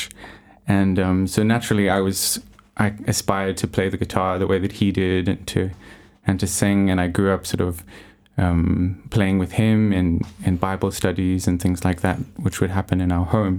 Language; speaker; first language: English; native; English